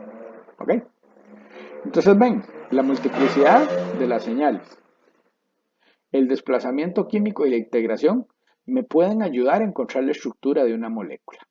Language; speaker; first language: Spanish; native; Spanish